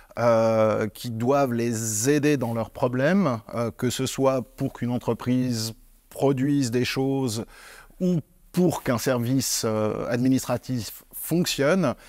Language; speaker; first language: French; native; French